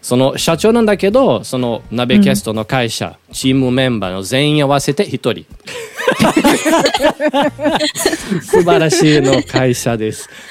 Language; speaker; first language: Japanese; non-native, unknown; Portuguese